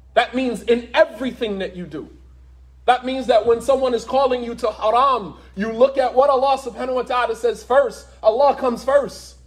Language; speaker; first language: English; native; English